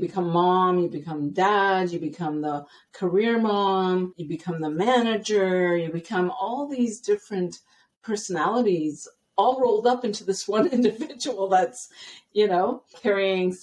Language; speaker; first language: English; native; English